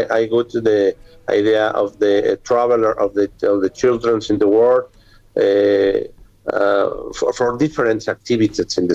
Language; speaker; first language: English; non-native, learner; Spanish